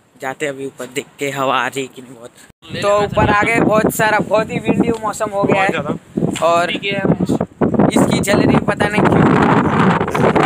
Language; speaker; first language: Hindi; non-native, local second language; Gujarati